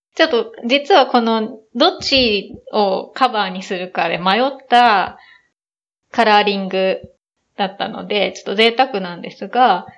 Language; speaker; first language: Japanese; native; Japanese